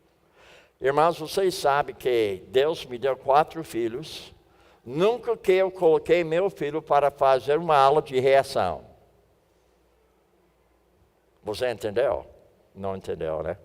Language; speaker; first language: Portuguese; non-native, fluent; English